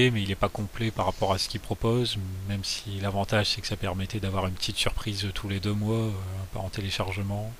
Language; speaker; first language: French; native; French